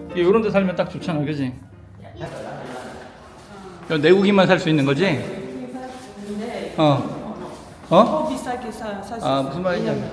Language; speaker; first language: Korean; native; Korean